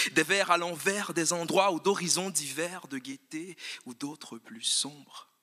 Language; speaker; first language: French; non-native, local second language; Haitian Creole